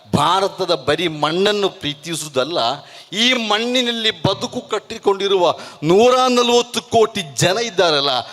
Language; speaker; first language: Kannada; non-native, local second language; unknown